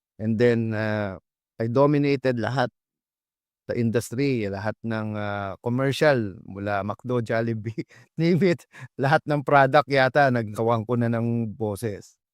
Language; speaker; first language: Filipino; native; Filipino